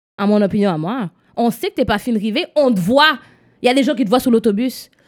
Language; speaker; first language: French; non-native, local second language; English